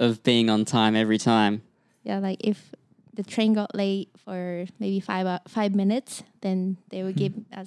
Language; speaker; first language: English; non-native, learner; Japanese